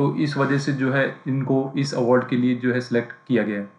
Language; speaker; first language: Hindi; native; Hindi